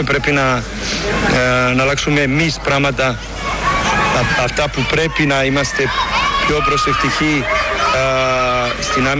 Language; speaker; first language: Greek; non-native, learner; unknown